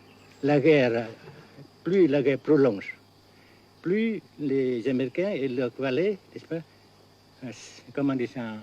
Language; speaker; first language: French; non-native, local second language; Vietnamese